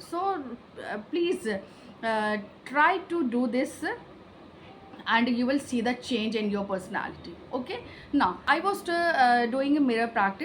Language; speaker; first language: English; non-native, local second language; Hindi